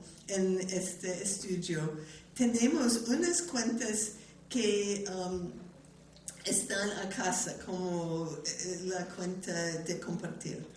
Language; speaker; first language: Spanish; non-native, learner; English